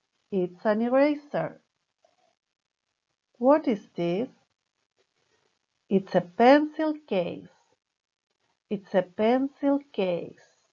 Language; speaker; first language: English; non-native, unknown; Spanish